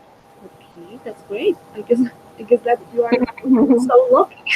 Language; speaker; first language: English; non-native, fluent; Spanish